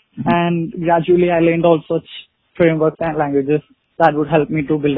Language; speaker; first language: English; non-native, local second language; Malayalam